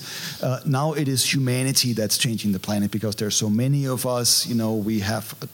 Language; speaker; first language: English; non-native, fluent; German